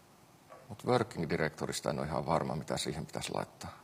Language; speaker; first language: Finnish; native; Finnish